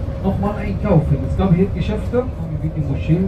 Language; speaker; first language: German; non-native, fluent; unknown